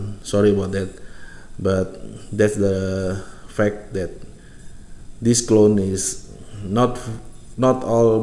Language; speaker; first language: English; non-native, fluent; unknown